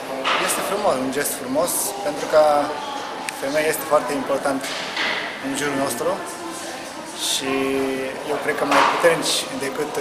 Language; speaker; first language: Romanian; non-native, learner; Japanese